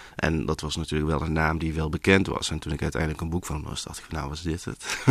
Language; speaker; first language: Dutch; early bilingual, other home language; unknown